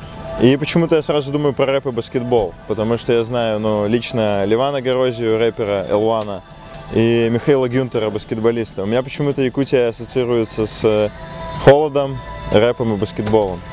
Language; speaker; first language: Russian; native; Russian